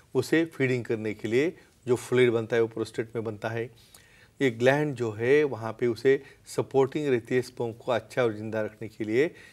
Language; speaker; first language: Hindi; non-native, local second language; Marathi